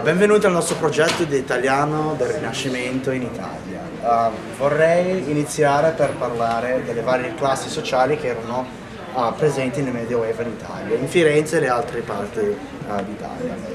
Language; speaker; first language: Italian; non-native, learner; English